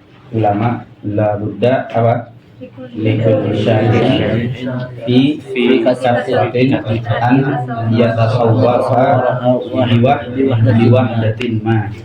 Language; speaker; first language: Arabic; non-native, fluent; Indonesian